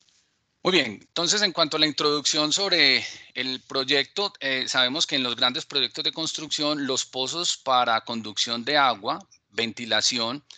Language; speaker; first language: Spanish; native; Spanish